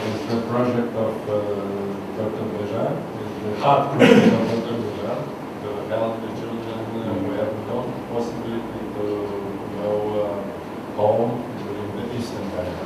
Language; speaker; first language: English; non-native, learner; Romanian